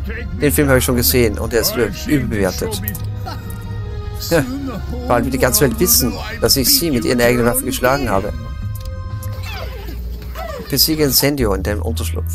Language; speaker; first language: German; native; German